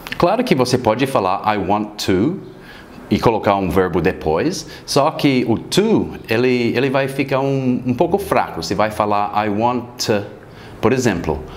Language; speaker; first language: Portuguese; non-native, fluent; English